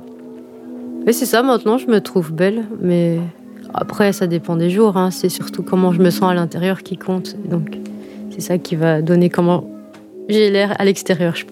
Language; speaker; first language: French; native; French